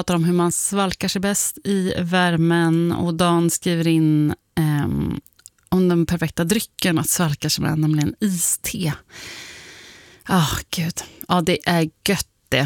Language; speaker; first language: Swedish; native; Swedish